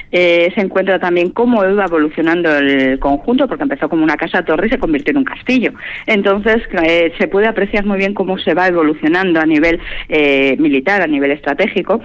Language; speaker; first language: Spanish; native; Spanish